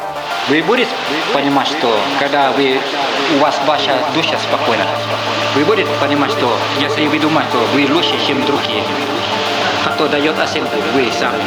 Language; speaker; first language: Russian; non-native, learner; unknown